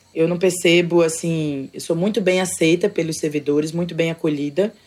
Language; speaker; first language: Portuguese; native; Portuguese